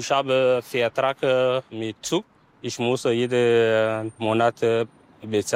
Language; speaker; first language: German; non-native, learner; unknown